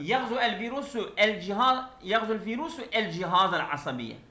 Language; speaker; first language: Arabic; non-native, fluent; Turkish